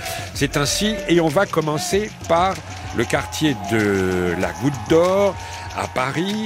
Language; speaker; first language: French; native; French